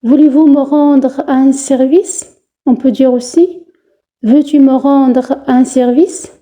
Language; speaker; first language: French; non-native, fluent; Arabic